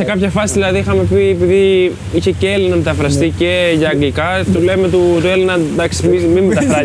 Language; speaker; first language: Greek; native; Greek